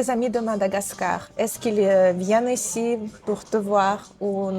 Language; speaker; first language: French; non-native, fluent; Russian